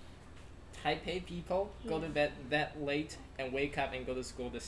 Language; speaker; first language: English; non-native, fluent; Chinese